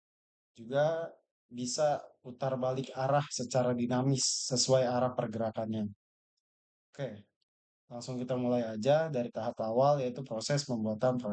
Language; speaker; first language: Indonesian; native; Indonesian